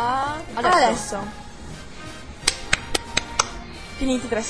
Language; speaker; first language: Italian; native; Italian